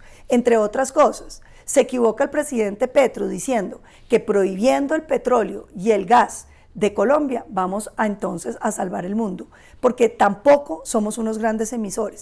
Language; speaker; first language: Spanish; native; Spanish